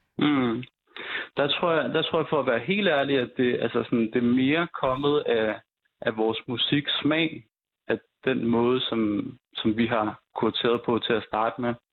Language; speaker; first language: Danish; early bilingual, other home language; Punjabi